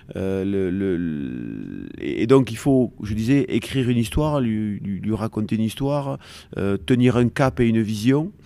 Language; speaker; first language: French; native; French